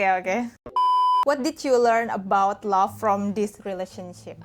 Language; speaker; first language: English; non-native, learner; Indonesian